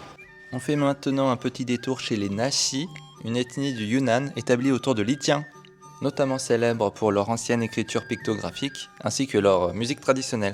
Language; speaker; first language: French; native; French